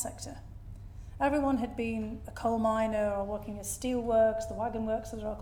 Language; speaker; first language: English; native; English